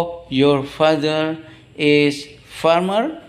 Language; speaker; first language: English; non-native, learner; Indonesian